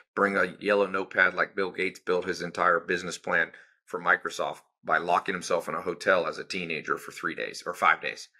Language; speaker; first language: English; native; English